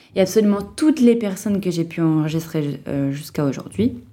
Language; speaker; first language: French; native; French